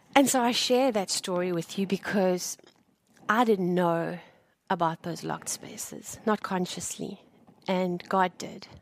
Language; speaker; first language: English; native; English